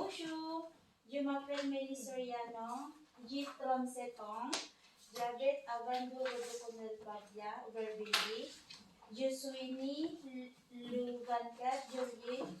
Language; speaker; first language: French; non-native, learner; Filipino